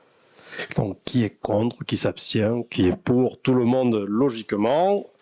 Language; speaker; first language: French; native; French